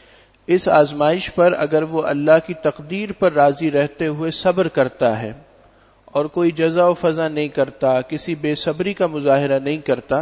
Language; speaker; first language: Urdu; native; Urdu